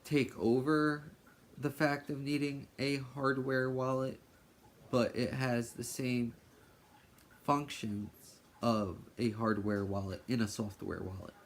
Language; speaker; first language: English; native; English